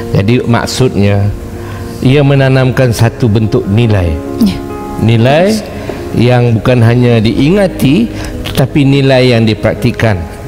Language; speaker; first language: Malay; native; Malay